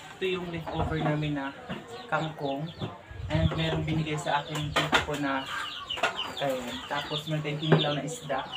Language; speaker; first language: Filipino; non-native, local second language; Cebuano